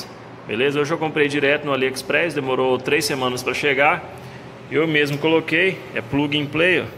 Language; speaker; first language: Portuguese; native; Portuguese